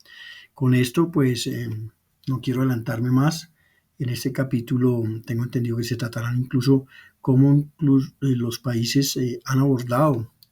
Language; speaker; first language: Spanish; native; Spanish